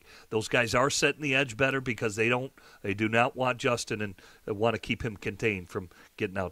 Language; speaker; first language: English; native; English